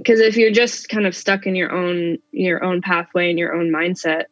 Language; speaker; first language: English; native; English